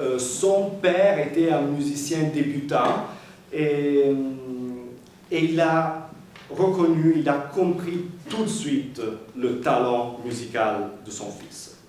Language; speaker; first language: French; non-native, fluent; Italian